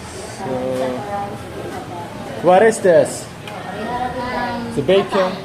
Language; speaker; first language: English; non-native, learner; Mongolian